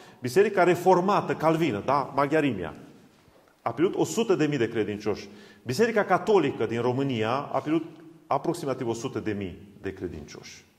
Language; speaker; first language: Romanian; non-native, local second language; Hungarian